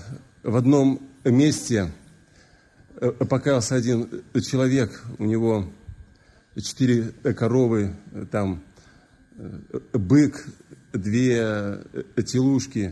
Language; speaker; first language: Russian; native; Russian